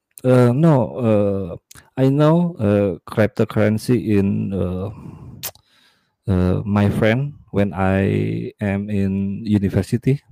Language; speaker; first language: English; non-native, learner; Indonesian